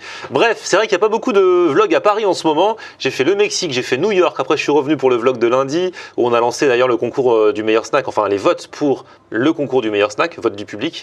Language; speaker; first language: French; native; French